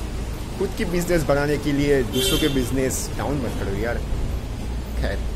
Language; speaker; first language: Hindi; non-native, local second language; Bangla